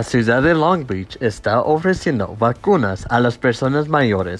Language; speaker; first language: Spanish; early bilingual, heritage; Spanish